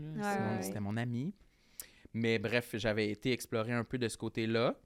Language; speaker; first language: French; native; French